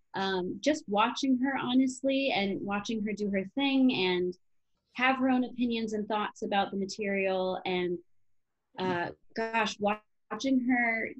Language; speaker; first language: English; native; English